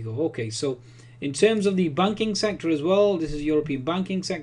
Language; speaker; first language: English; native; English